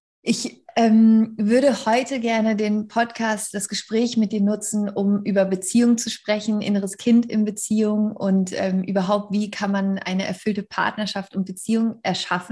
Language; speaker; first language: German; native; German